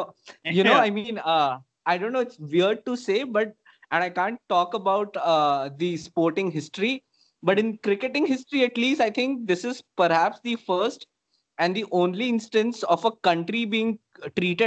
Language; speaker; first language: English; non-native, local second language; Hindi